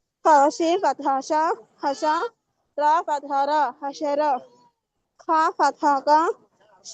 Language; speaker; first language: Arabic; non-native, learner; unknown